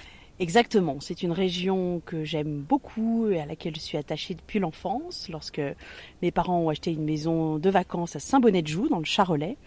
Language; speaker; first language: French; native; French